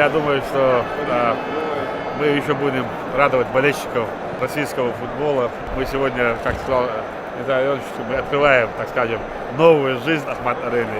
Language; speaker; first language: Russian; non-native, local second language; Chechen